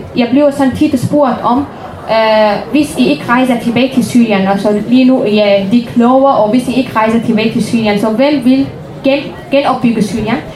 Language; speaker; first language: Danish; non-native, fluent; Arabic